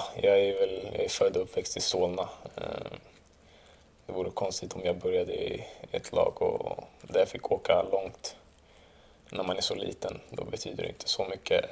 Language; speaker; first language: Swedish; early bilingual, other home language; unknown